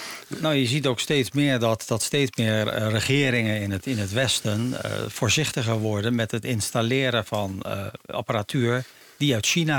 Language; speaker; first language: Dutch; native; Dutch